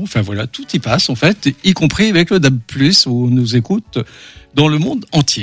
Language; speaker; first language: French; native; French